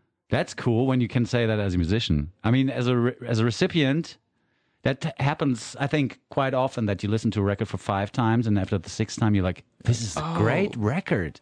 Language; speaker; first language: English; non-native, fluent; German